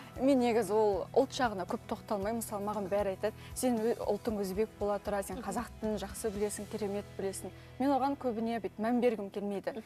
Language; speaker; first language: Kazakh; non-native, local second language; Uzbek